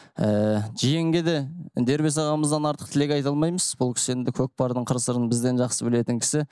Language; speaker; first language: Kazakh; native; Kazakh